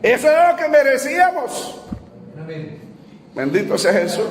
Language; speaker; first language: Spanish; native; Spanish